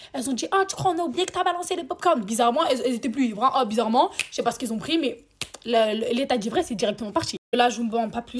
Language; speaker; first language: French; native; French